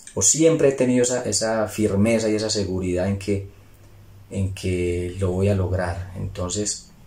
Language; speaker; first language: Spanish; native; Spanish